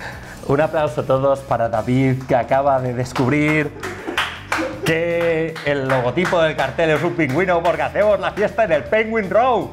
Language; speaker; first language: Spanish; native; Spanish